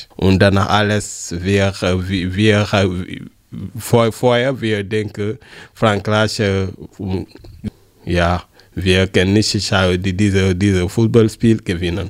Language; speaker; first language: German; non-native, learner; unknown